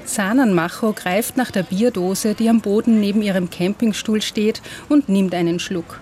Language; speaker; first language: German; native; German